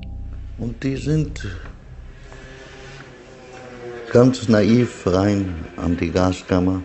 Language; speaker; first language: German; non-native, learner; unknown